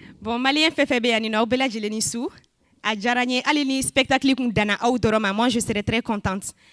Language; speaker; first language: French; non-native, local second language; Bambara